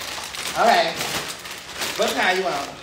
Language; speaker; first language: English; native; English